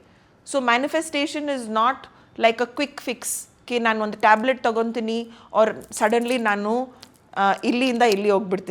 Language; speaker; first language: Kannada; non-native, local second language; Hindi